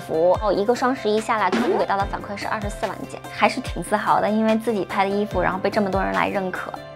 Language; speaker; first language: Chinese; native; Chinese